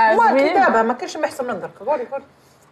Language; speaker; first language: Arabic; native; Arabic